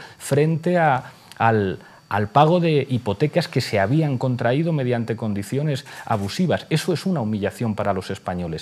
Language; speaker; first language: Spanish; native; Spanish